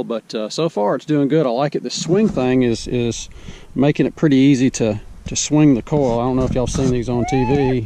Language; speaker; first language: English; native; English